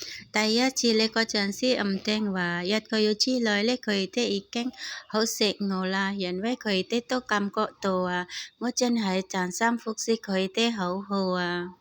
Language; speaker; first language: Cantonese; non-native, learner; Indonesian